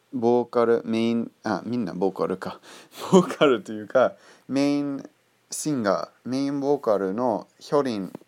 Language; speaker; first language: Japanese; non-native, fluent; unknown